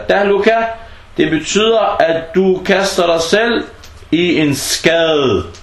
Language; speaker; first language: Danish; non-native, fluent; Arabic